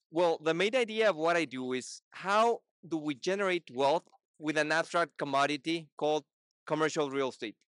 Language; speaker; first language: English; non-native, fluent; Portuguese